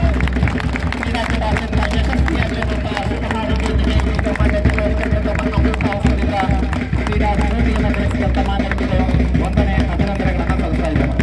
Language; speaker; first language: Kannada; native; Kannada